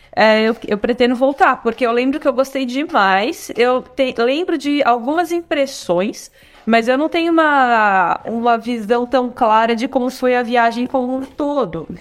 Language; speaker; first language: Portuguese; native; Portuguese